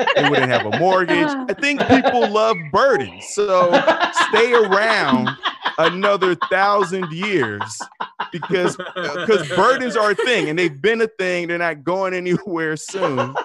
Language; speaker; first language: English; native; English